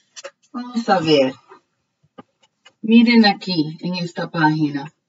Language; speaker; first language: Spanish; early bilingual, heritage; Spanish